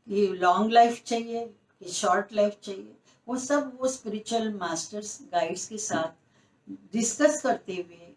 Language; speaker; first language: Hindi; non-native, local second language; Marathi